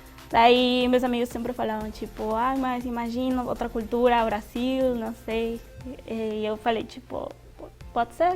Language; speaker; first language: Portuguese; non-native, fluent; Spanish